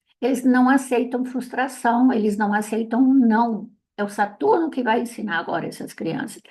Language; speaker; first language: Portuguese; non-native, fluent; Italian